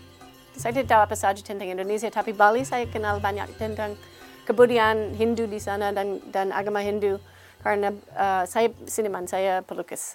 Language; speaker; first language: Indonesian; non-native, fluent; English